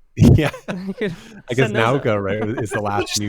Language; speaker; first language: English; native; English